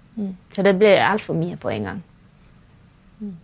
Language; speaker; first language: Norwegian; non-native, fluent; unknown